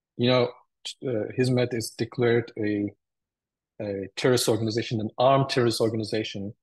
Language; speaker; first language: English; early bilingual, other home language; Turkish